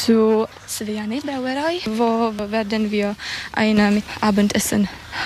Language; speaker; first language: German; non-native, learner; Czech